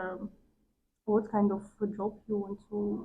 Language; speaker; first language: English; non-native, fluent; Russian